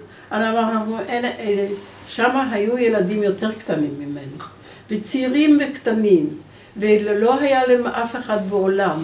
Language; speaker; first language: Hebrew; non-native, fluent; Polish